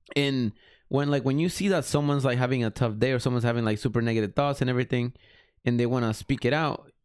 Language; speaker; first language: English; early bilingual, other home language; Spanish